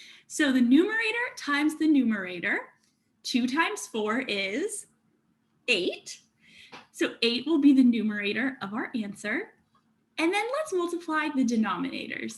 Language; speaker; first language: English; native; English